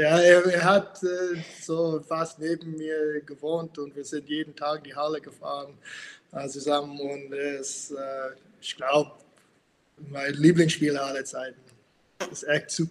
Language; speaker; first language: German; non-native, fluent; English